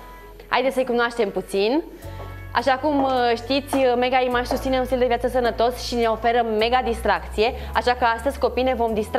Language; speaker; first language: Romanian; native; Romanian